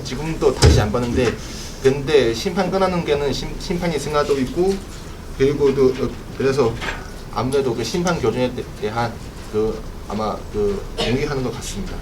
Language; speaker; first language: Korean; non-native, learner; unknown